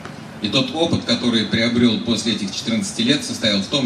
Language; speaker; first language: Russian; native; Russian